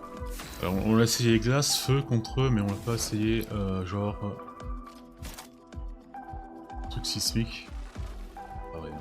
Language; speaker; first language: French; native; French